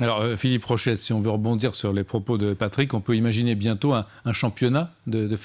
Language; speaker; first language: French; native; French